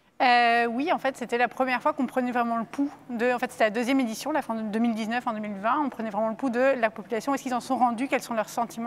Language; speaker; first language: French; native; French